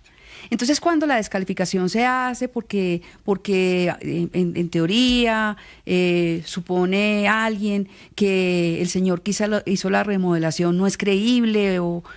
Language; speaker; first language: Spanish; native; Spanish